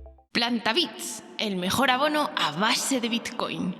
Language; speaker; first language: Spanish; native; Spanish